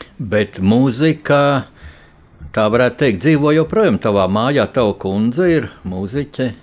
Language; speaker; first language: Latvian; native; Latvian